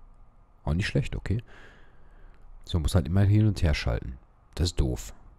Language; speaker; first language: German; native; German